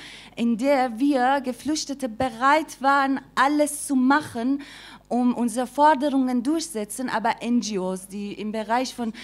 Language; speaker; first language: German; non-native, fluent; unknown